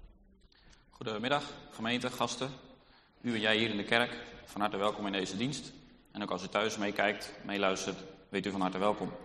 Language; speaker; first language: Dutch; native; Dutch